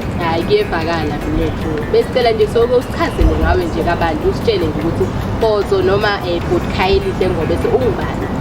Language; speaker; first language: Zulu; non-native, local second language; Swati